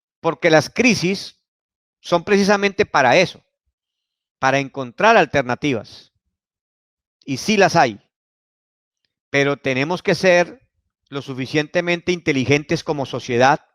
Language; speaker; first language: Spanish; native; Spanish